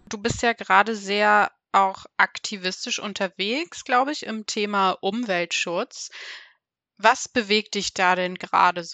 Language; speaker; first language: German; native; German